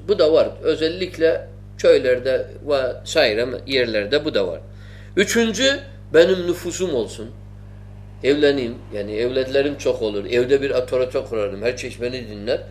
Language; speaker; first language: Turkish; non-native, fluent; Arabic